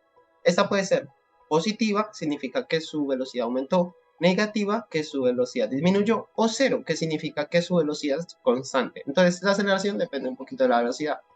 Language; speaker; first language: Spanish; native; Spanish